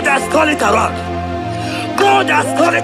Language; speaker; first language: English; non-native, local second language; Igbo